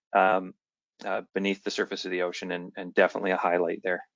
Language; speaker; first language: English; native; English